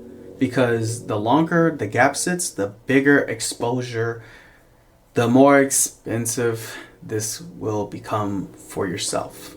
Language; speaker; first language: English; native; English